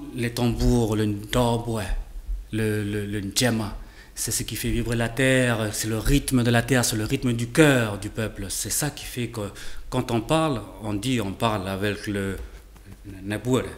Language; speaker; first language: French; native; French